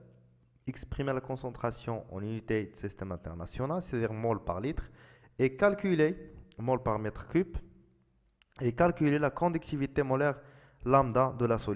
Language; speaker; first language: French; non-native, local second language; Arabic